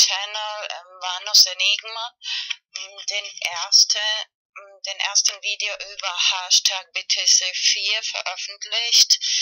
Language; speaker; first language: German; non-native, fluent; Spanish